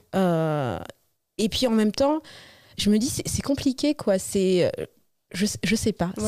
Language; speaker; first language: French; non-native, local second language; Malagasy